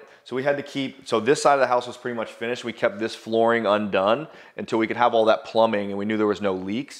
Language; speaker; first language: English; native; English